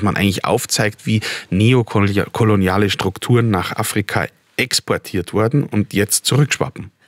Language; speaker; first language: German; native; German